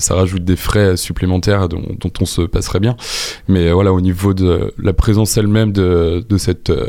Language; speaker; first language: French; native; French